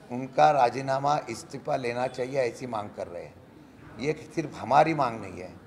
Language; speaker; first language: Hindi; non-native, local second language; Marathi